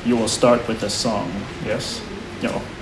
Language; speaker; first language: English; non-native, fluent; Finnish